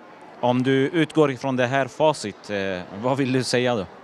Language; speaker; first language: Swedish; non-native, local second language; Turoyo